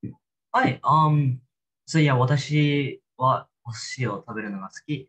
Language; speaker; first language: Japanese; non-native, learner; English